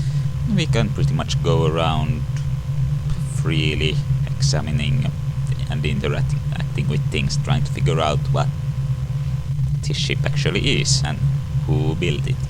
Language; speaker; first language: English; native; English